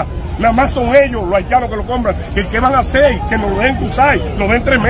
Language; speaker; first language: Spanish; native; Spanish